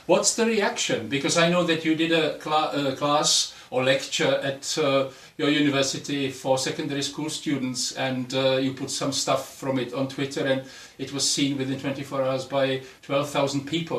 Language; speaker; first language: English; non-native, fluent; Czech